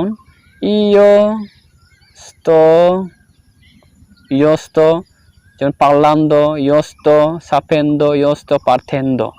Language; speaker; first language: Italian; non-native, fluent; Bangla